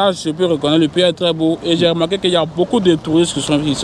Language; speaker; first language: French; native; French